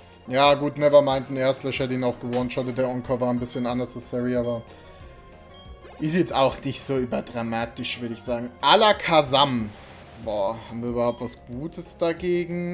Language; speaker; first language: German; native; German